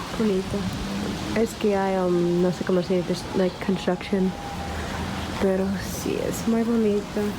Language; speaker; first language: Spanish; non-native, learner; English